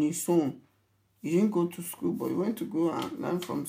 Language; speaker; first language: English; non-native, local second language; Yoruba